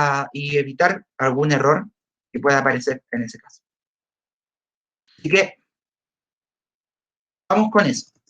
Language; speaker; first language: Spanish; native; Spanish